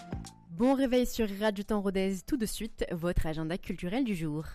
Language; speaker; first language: French; native; French